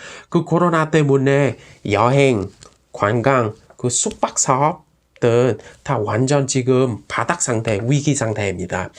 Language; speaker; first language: Korean; non-native, fluent; Vietnamese